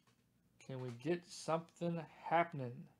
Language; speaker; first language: English; native; English